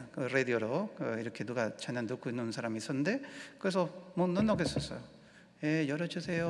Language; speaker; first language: Korean; non-native, learner; Spanish